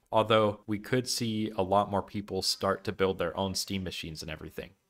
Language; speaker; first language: English; native; English